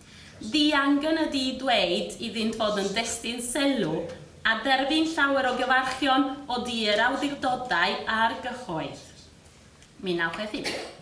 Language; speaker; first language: Welsh; non-native, fluent; Spanish